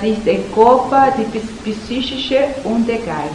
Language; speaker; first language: German; non-native, learner; Portuguese